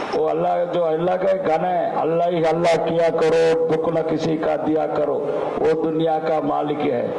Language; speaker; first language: Hindi; non-native, local second language; Telugu